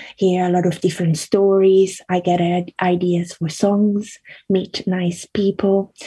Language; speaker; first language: English; early bilingual, other home language; Italian